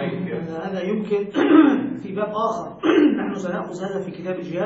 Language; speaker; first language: Arabic; native; Arabic